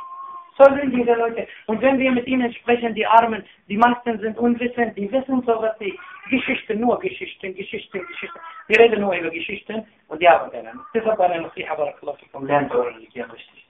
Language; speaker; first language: German; non-native, fluent; Arabic